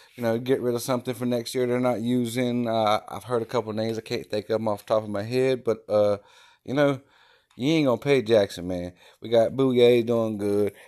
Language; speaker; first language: English; native; English